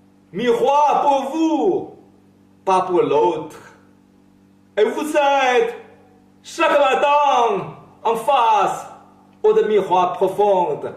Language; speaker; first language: French; non-native, learner; Chinese